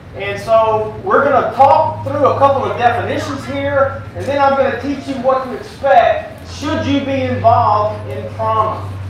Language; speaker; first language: English; native; English